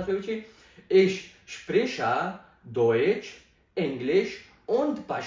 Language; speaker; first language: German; non-native, fluent; Pashto